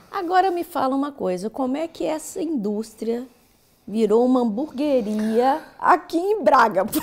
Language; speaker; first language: Portuguese; native; Portuguese